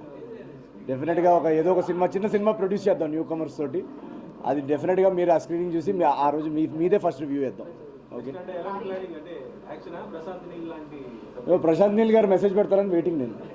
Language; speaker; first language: Telugu; native; Telugu